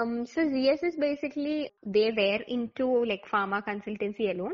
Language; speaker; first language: English; non-native, local second language; Malayalam